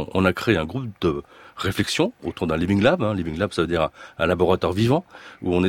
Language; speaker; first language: French; native; French